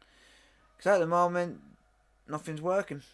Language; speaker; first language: English; native; English